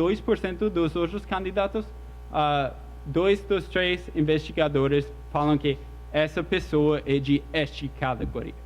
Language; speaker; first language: Portuguese; non-native, fluent; English